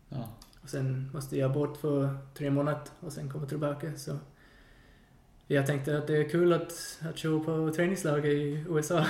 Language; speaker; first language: Swedish; non-native, fluent; English